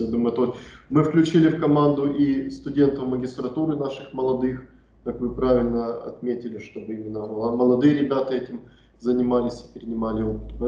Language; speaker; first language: Russian; native; Russian